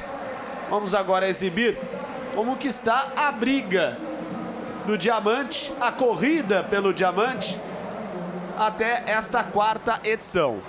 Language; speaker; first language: Portuguese; native; Portuguese